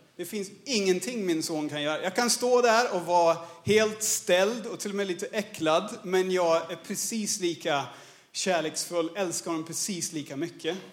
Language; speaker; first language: Swedish; non-native, fluent; English